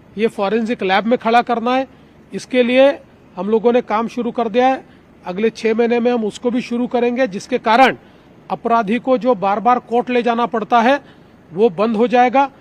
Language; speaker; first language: Hindi; non-native, local second language; Marathi